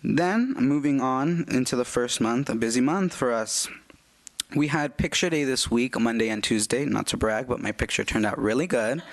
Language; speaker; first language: English; early bilingual, other home language; Spanish